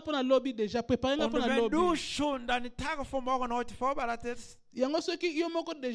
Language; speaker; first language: German; non-native, learner; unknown